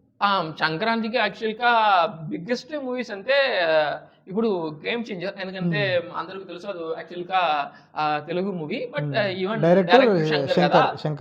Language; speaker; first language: Telugu; non-native, learner; Tamil